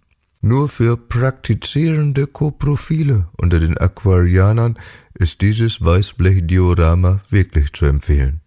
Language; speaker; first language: German; native; German